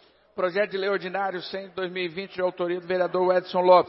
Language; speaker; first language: Portuguese; native; Portuguese